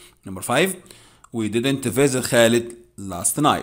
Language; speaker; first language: English; non-native, fluent; Arabic